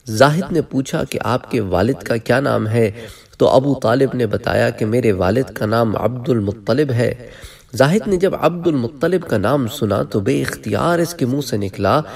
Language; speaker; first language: Urdu; native; Urdu